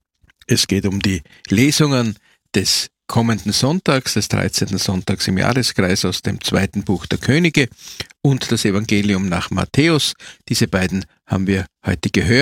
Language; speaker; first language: German; native; German